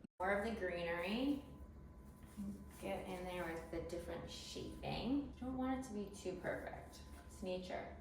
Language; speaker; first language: English; native; English